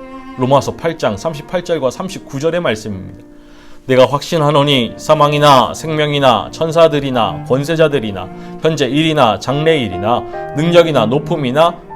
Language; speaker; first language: Korean; native; Korean